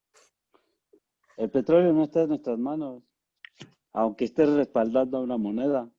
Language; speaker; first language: Spanish; native; Spanish